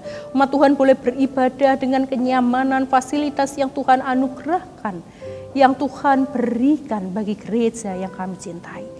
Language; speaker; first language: Indonesian; native; Indonesian